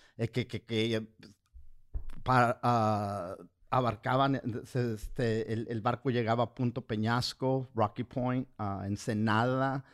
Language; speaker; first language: Spanish; early bilingual, heritage; Spanish